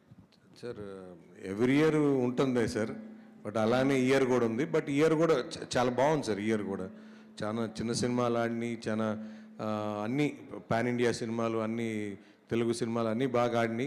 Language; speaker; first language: Telugu; native; Telugu